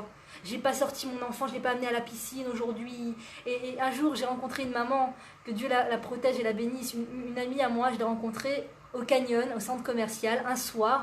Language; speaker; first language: French; native; French